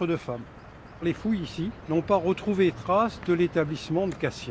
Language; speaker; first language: French; native; French